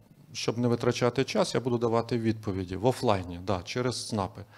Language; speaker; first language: Ukrainian; native; Ukrainian